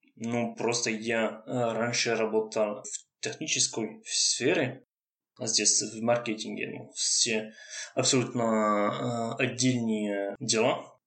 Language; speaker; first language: Russian; non-native, fluent; French